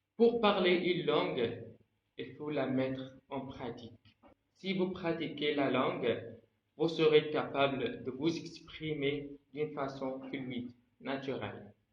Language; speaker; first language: French; non-native, fluent; Arabic